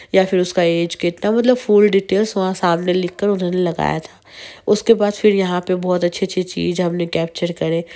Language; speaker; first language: Hindi; non-native, local second language; Bangla